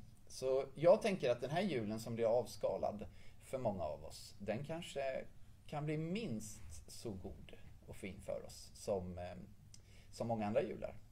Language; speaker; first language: Swedish; native; Swedish